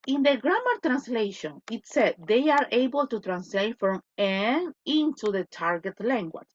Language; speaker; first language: English; non-native, fluent; Spanish